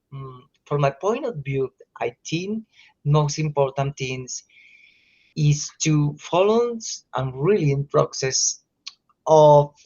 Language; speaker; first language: English; non-native, learner; Spanish